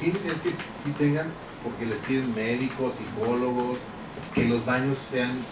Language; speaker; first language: Spanish; native; Spanish